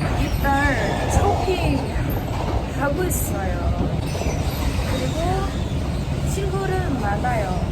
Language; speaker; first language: Korean; non-native, learner; Thai